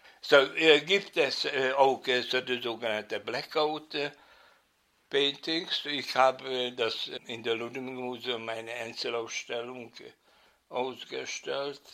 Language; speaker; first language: German; non-native, fluent; Hungarian